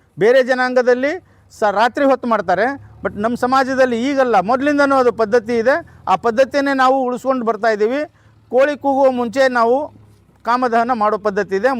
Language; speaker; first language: Kannada; non-native, local second language; Lambadi